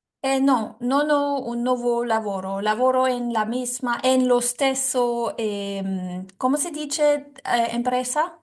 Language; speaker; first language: Italian; non-native, learner; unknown